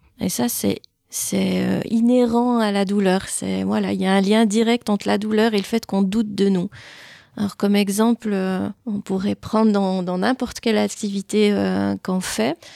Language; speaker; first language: French; native; French